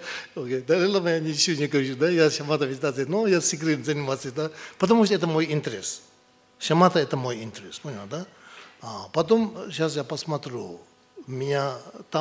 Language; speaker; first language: Russian; non-native, learner; Tibetan